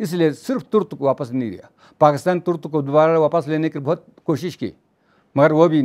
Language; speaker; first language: Hindi; non-native, local second language; Balti